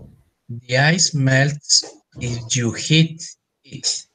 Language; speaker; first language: English; non-native, learner; Spanish